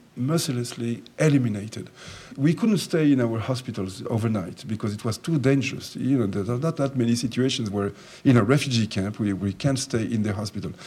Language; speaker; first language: English; non-native, fluent; French